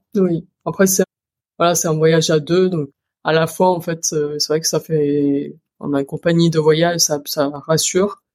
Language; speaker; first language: French; early bilingual, other home language; Chinese